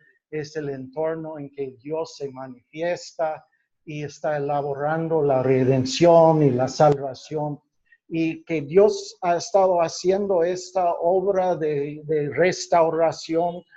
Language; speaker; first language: Spanish; non-native, fluent; English